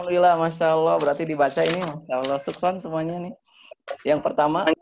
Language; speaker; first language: Indonesian; native; Indonesian